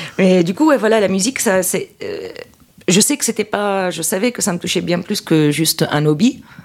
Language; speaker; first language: French; non-native, local second language; Arabic